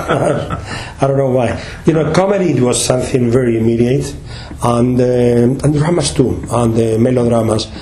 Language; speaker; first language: English; non-native, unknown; Spanish